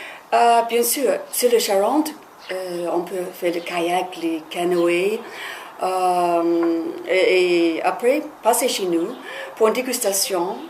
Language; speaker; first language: French; non-native, fluent; English